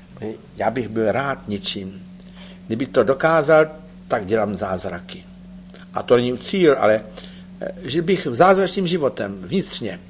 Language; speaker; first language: Czech; native; Czech